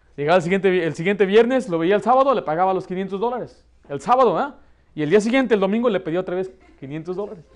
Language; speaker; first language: Spanish; early bilingual, heritage; Spanish